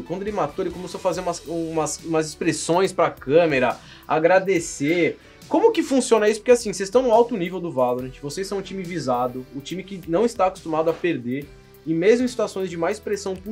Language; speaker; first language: Portuguese; native; Portuguese